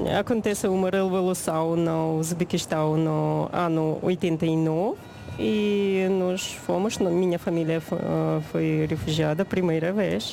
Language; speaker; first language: Portuguese; non-native, learner; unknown